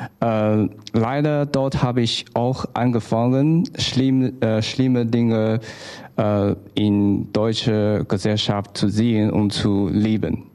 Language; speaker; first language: German; non-native, learner; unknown